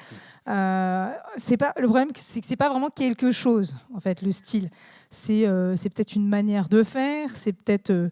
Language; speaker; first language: French; native; French